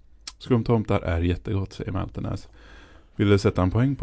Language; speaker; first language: Swedish; native; Swedish